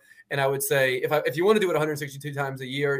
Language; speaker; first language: English; native; English